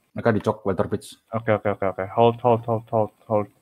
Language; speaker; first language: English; non-native, learner; Indonesian